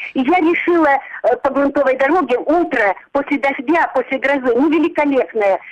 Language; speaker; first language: Russian; native; Russian